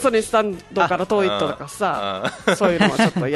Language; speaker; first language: Japanese; native; Japanese